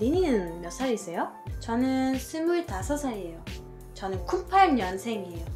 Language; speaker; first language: Korean; non-native, fluent; French